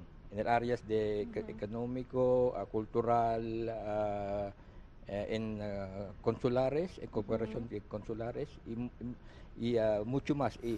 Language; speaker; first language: Spanish; non-native, learner; Filipino